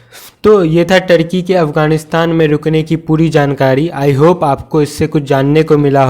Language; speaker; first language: Hindi; native; Hindi